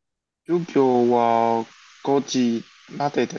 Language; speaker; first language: Japanese; non-native, learner; Chinese